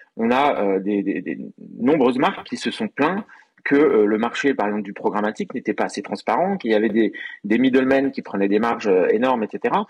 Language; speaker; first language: French; native; French